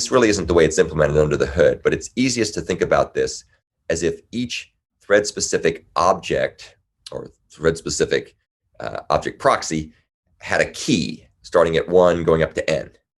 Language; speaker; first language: English; native; English